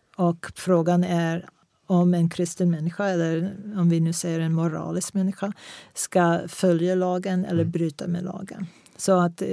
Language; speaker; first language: Swedish; non-native, fluent; English